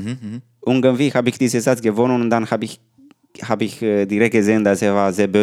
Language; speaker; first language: German; non-native, learner; Romanian